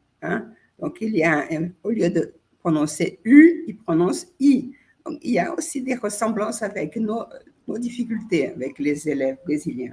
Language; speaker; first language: French; non-native, fluent; Portuguese